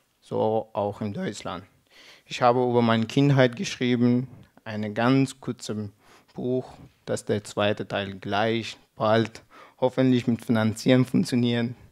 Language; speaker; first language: German; non-native, learner; Persian